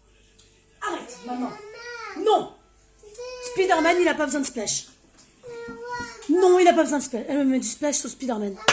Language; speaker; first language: French; native; French